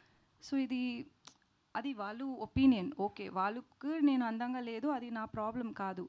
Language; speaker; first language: Telugu; non-native, learner; Tamil